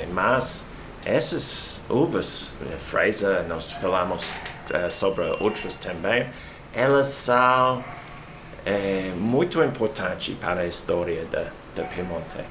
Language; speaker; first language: Portuguese; non-native, learner; English